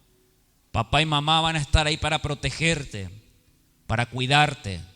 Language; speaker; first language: Spanish; native; Spanish